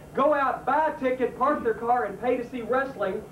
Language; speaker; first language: English; native; English